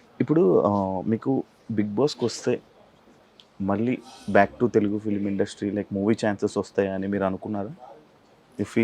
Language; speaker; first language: Telugu; native; Telugu